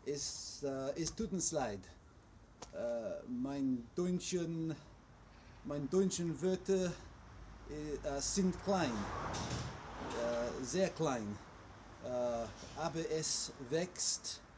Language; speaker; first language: German; non-native, learner; English